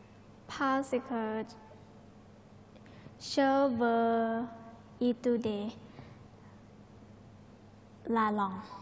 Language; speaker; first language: French; non-native, learner; Thai